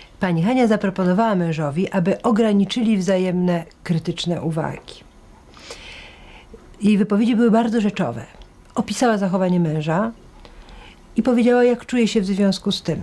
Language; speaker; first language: Polish; native; Polish